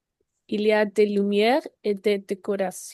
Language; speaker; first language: French; non-native, learner; Spanish